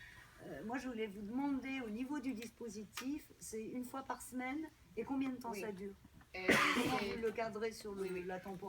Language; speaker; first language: French; native; French